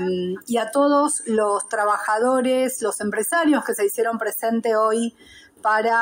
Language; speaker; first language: Spanish; native; Spanish